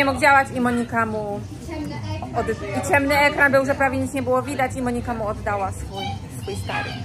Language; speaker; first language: Polish; native; Polish